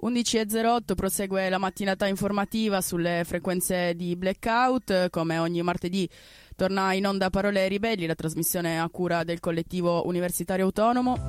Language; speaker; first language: Italian; native; Italian